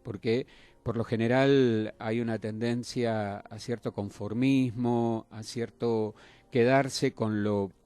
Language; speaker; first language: Spanish; native; Spanish